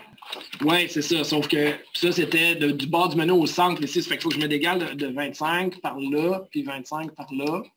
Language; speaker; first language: French; native; French